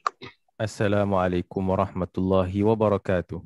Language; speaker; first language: Arabic; non-native, fluent; Malay